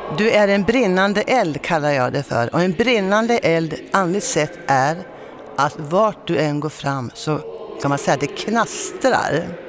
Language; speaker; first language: Swedish; native; Swedish